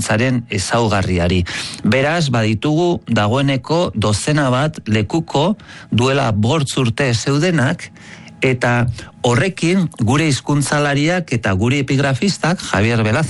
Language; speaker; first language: Basque; native; Basque